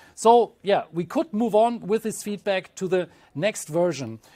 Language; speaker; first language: English; non-native, fluent; German